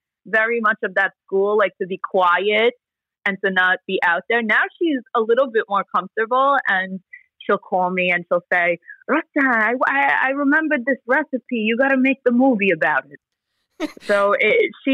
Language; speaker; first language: English; early bilingual, other home language; Italian